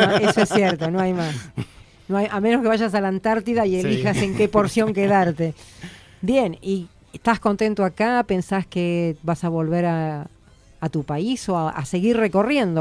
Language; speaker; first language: Spanish; native; Spanish